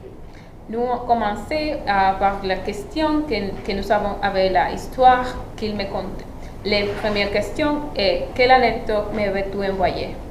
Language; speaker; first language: French; non-native, learner; Spanish